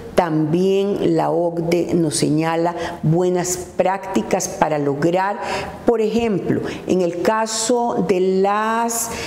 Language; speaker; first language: Spanish; native; Spanish